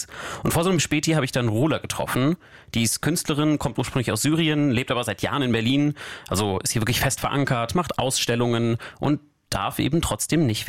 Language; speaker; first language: German; native; German